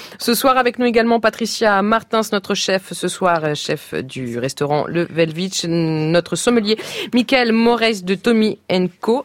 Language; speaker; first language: French; native; French